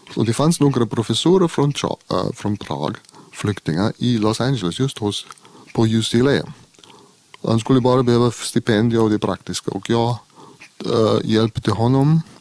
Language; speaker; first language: Swedish; non-native, fluent; German